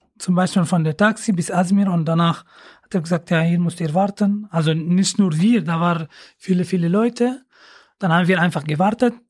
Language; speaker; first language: German; non-native, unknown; Arabic